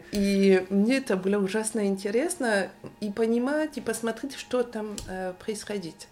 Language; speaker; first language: Russian; non-native, fluent; French